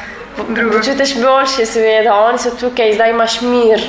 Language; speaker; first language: Slovenian; non-native, learner; Arabic